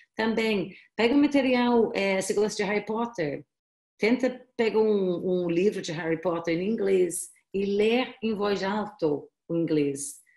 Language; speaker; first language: Portuguese; non-native, fluent; English